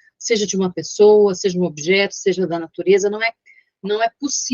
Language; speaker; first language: Portuguese; native; Portuguese